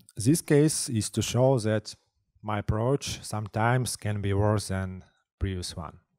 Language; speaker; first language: English; non-native, fluent; Russian